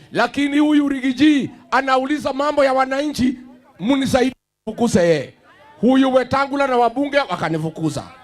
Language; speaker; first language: Swahili; non-native, local second language; Kikuyu